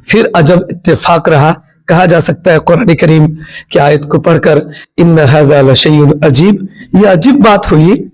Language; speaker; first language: Urdu; native; Urdu